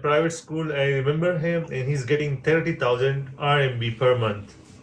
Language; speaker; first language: English; non-native, learner; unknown